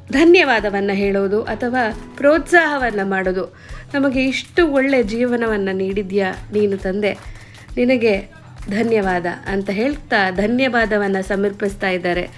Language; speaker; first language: Kannada; non-native, local second language; Tulu